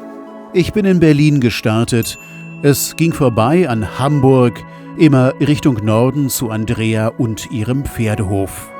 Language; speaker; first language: German; native; German